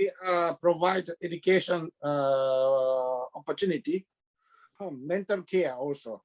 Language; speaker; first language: English; non-native, learner; Japanese